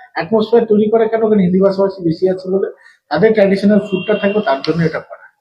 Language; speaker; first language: Bangla; native; Bangla